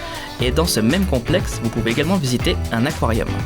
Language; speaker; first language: French; native; French